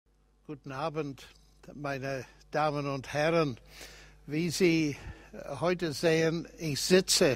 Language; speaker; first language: German; non-native, fluent; English